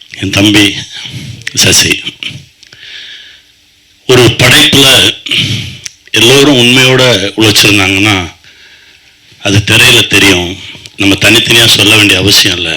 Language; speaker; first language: Tamil; native; Tamil